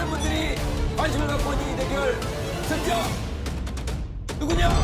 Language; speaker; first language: Korean; native; Korean